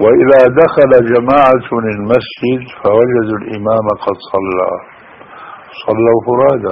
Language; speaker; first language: Arabic; native; Arabic